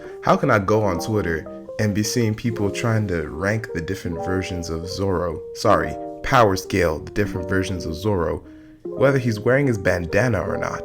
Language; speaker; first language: English; native; English